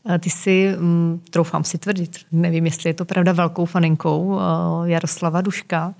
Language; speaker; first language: Czech; native; Czech